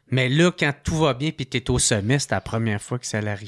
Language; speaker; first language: French; native; French